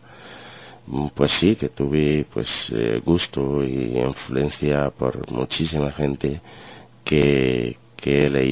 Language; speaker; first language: Spanish; non-native, fluent; Arabic